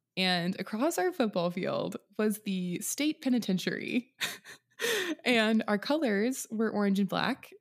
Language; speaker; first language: English; native; English